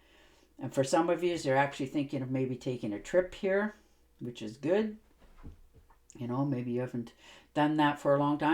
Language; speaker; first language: English; native; English